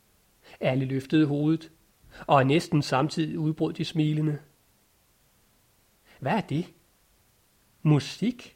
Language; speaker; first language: Danish; native; Danish